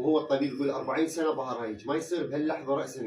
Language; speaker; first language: Arabic; native; Arabic